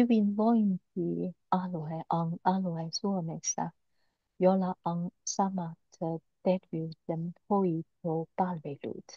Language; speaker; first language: Finnish; non-native, learner; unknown